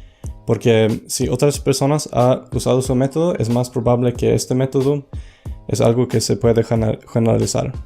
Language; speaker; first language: Spanish; non-native, fluent; Swedish